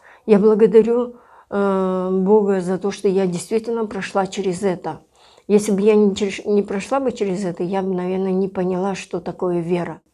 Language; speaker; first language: Russian; native; Russian